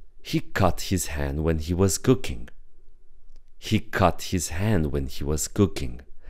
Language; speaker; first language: English; non-native, fluent; Romanian